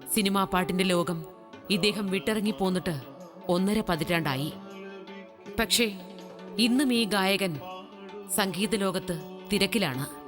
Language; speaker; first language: Malayalam; native; Malayalam